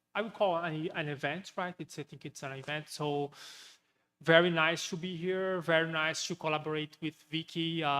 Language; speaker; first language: English; non-native, fluent; Portuguese